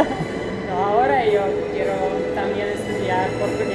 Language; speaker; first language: Spanish; non-native, fluent; Russian